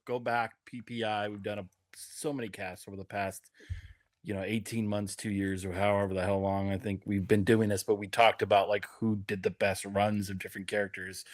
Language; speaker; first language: English; native; English